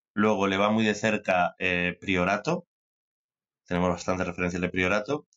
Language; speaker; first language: Spanish; native; Spanish